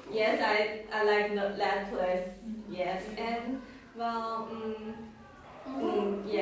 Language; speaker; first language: English; non-native, learner; Chinese